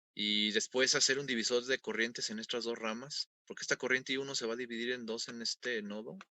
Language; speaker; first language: Spanish; native; Spanish